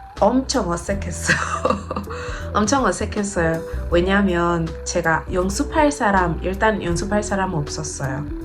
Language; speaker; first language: Korean; non-native, learner; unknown